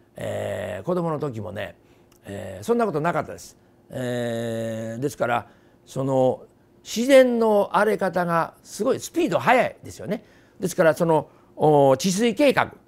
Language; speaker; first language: Japanese; native; Japanese